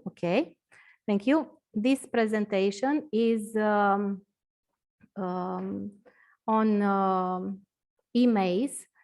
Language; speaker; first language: English; non-native, learner; Romanian